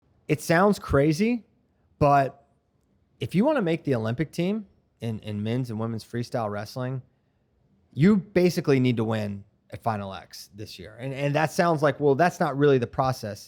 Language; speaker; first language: English; native; English